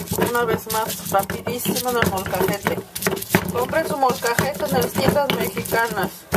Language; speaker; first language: Spanish; native; Spanish